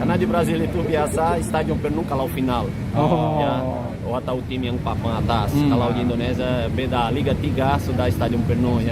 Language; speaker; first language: Indonesian; non-native, fluent; Portuguese